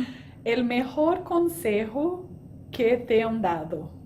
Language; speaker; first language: Spanish; non-native, fluent; Portuguese